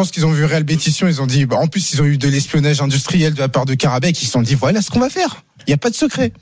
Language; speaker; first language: French; native; French